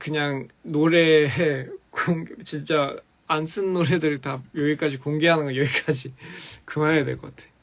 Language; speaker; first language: Korean; early bilingual, other home language; English